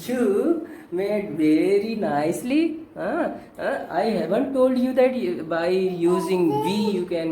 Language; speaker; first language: English; non-native, local second language; Hindi